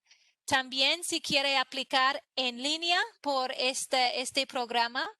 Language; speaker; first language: Spanish; non-native, fluent; English